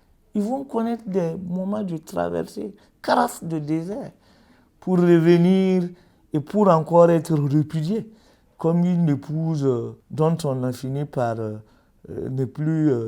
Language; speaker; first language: French; native; French